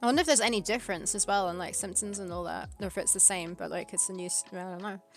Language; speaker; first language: English; native; English